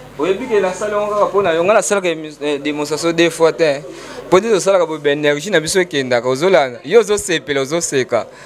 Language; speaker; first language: Lingala; non-native, local second language; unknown